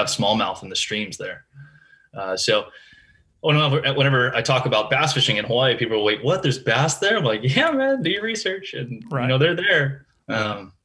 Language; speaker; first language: English; native; English